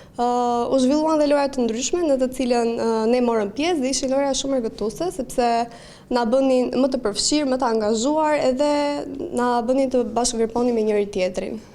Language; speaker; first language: Albanian; native; Albanian